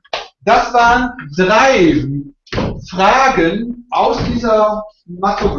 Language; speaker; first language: German; native; German